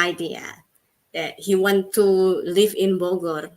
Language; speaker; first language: English; non-native, fluent; Indonesian